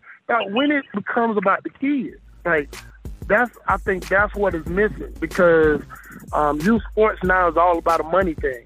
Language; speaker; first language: English; native; English